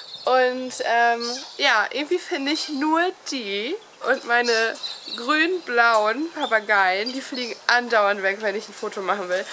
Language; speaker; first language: German; native; German